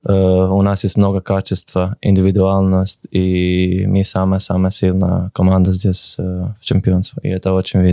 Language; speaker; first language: Russian; non-native, learner; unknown